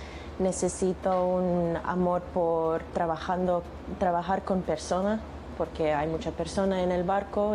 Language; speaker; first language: Spanish; non-native, learner; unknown